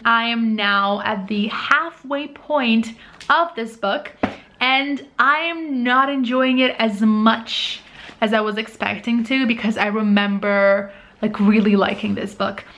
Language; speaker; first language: English; non-native, fluent; Russian